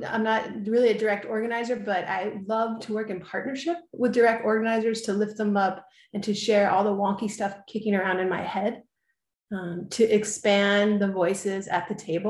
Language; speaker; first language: English; native; English